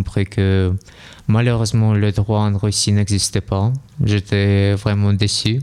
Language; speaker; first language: French; non-native, learner; Russian